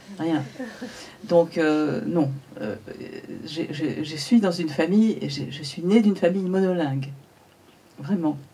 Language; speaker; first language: French; native; French